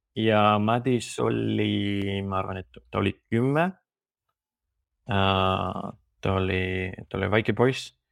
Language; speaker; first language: Estonian; non-native, fluent; Spanish